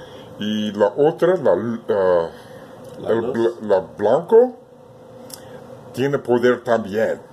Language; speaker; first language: Spanish; non-native, learner; English